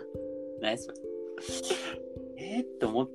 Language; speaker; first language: Japanese; native; Japanese